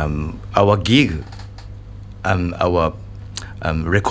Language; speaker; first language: English; non-native, learner; Japanese